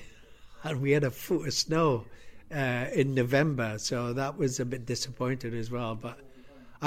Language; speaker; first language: English; native; English